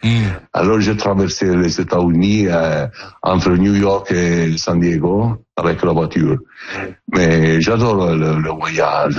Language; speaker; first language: French; non-native, learner; Italian